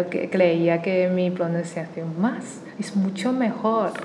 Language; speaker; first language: Spanish; non-native, learner; Chinese